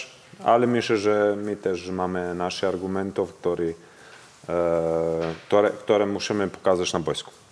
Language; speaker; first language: Polish; non-native, learner; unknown